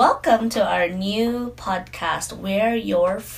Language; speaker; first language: English; non-native, local second language; Cebuano